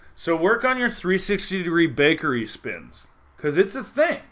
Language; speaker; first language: English; native; English